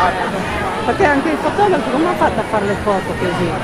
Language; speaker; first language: Italian; native; Italian